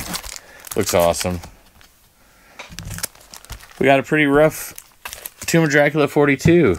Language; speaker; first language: English; native; English